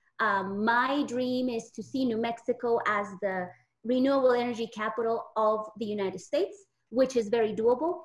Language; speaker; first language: English; native; English